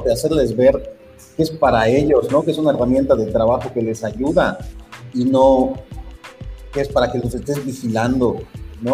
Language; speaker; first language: Spanish; native; Spanish